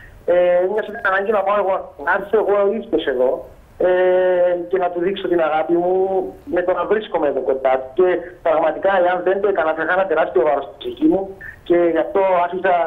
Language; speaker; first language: Greek; native; Greek